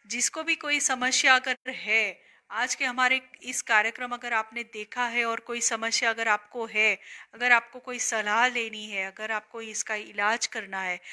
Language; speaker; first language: Hindi; non-native, local second language; Gujarati